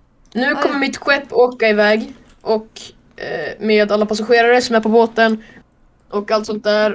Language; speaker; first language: Swedish; native; Swedish